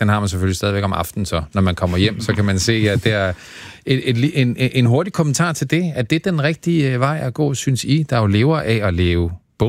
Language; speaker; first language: Danish; native; Danish